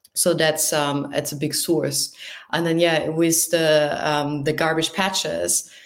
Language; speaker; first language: English; non-native, fluent; German